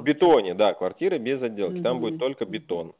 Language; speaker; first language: Russian; native; Russian